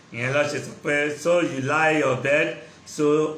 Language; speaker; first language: English; non-native, local second language; Yoruba